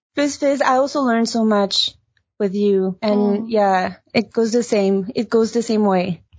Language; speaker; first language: English; early bilingual, heritage; Chinese